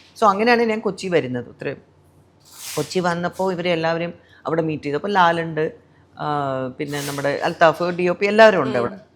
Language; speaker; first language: Malayalam; non-native, local second language; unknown